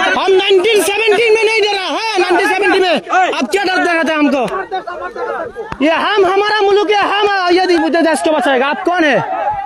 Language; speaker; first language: Hindi; non-native, learner; Bangla